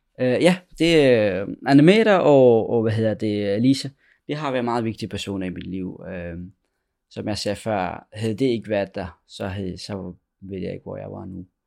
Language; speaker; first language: Danish; early bilingual, other home language; Persian